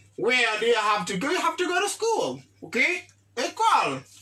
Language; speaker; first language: English; non-native, fluent; Haitian Creole